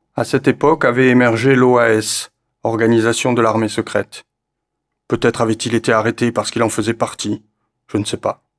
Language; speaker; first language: French; native; French